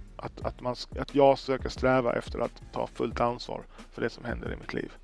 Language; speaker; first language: Swedish; native; Swedish